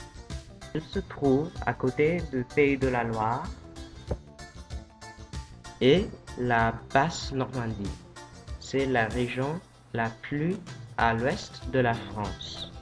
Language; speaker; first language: French; non-native, learner; English